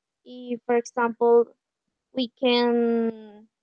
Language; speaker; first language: English; non-native, learner; Spanish